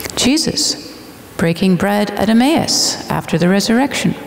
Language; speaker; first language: English; native; English